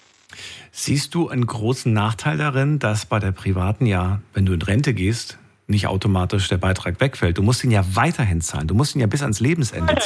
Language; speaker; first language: German; native; German